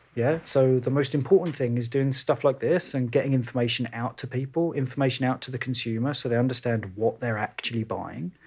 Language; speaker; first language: English; native; English